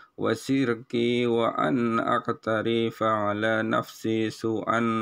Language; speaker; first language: Arabic; non-native, learner; Indonesian